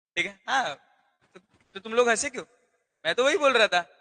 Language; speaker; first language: Hindi; non-native, local second language; Marathi